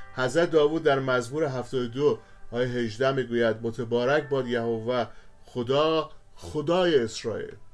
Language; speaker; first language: Persian; native; Persian